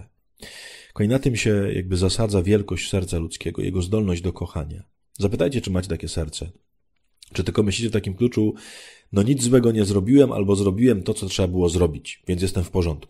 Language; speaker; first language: Polish; native; Polish